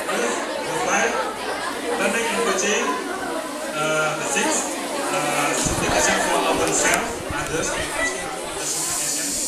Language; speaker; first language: English; non-native, learner; Indonesian